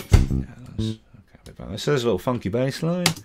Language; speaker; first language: English; native; English